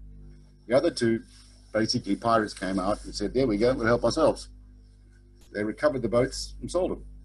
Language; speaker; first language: English; native; English